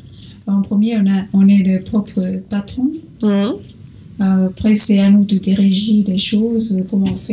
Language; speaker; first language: French; non-native, learner; Portuguese